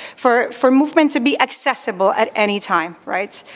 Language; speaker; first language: English; non-native, fluent; Spanish